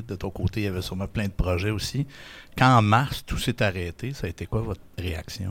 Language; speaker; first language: French; native; French